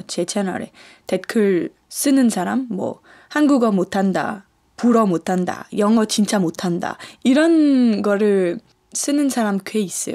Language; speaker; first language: Korean; non-native, fluent; French